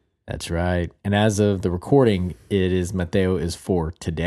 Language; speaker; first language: English; native; English